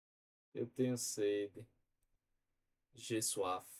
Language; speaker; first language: French; non-native, learner; Portuguese